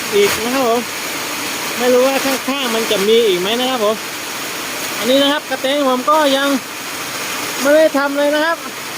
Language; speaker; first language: Thai; native; Thai